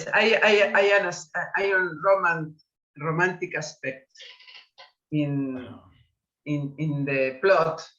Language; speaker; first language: English; non-native, learner; Spanish